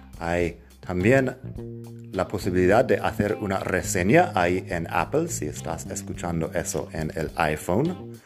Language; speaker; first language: Spanish; non-native, fluent; English